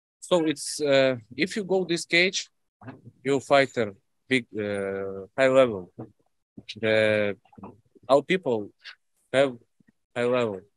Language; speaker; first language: English; non-native, learner; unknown